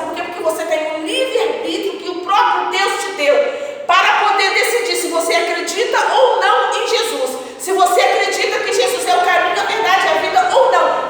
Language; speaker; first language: Portuguese; native; Portuguese